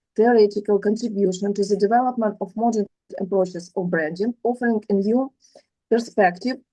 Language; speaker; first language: English; non-native, fluent; Ukrainian